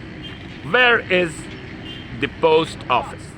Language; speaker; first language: English; non-native, fluent; Urdu